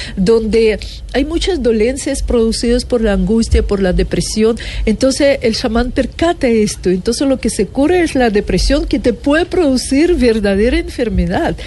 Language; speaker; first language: Spanish; non-native, fluent; Russian